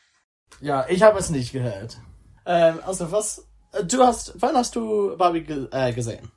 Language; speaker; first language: German; non-native, learner; English